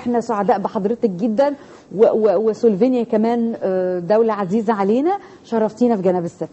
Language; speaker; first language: Arabic; native; Arabic